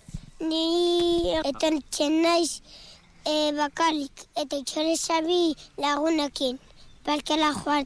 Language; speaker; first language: Basque; non-native, local second language; Spanish